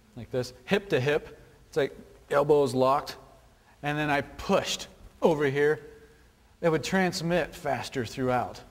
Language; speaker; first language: English; native; English